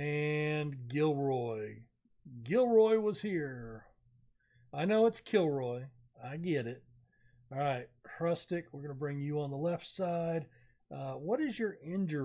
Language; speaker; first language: English; native; English